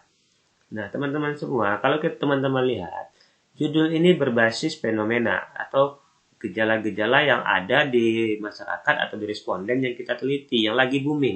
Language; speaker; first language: Indonesian; native; Indonesian